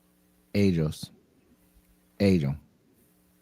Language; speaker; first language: Spanish; non-native, learner; English